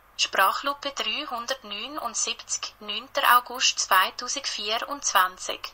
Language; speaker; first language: German; native; German